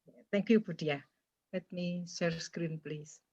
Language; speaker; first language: English; non-native, fluent; Indonesian